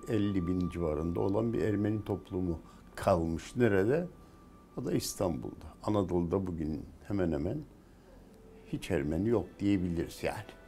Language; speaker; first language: Turkish; native; Turkish